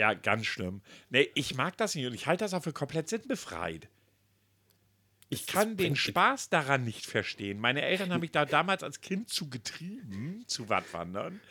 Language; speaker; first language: German; native; German